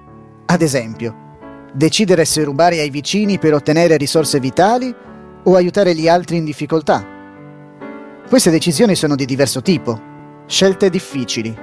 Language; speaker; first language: Italian; native; Italian